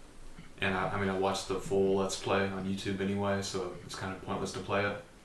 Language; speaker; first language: English; native; English